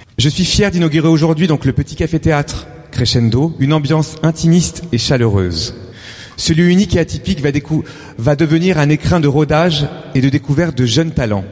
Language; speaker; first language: French; native; French